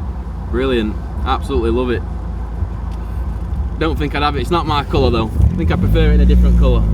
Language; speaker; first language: English; native; English